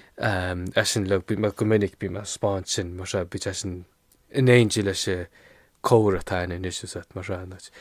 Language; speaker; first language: Irish; non-native, local second language; English